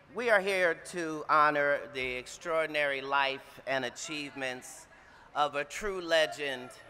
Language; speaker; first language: English; native; English